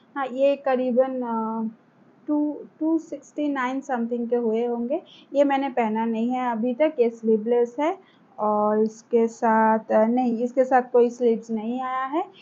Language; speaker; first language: Hindi; non-native, local second language; Bangla